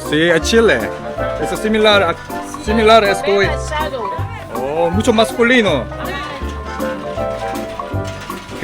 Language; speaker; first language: Spanish; non-native, learner; Korean